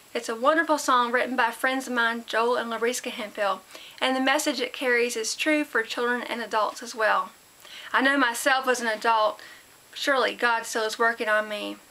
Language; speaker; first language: English; native; English